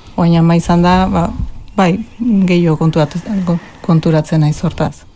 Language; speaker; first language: Basque; non-native, local second language; Spanish